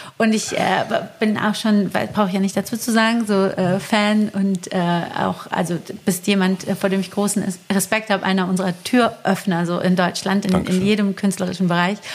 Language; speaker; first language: German; early bilingual, other home language; Persian